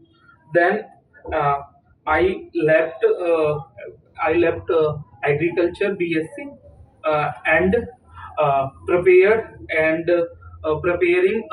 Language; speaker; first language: English; non-native, learner; Hindi